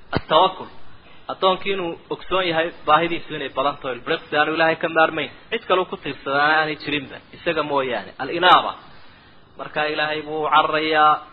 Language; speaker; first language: Somali; native; Somali